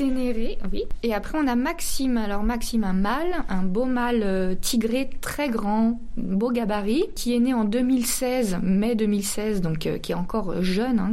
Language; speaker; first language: French; native; French